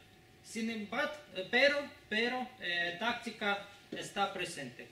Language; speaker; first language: Spanish; non-native, fluent; Russian